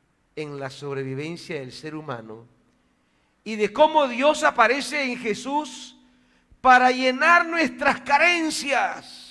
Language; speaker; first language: Spanish; native; Spanish